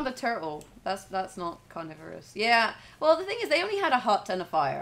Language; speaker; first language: English; native; English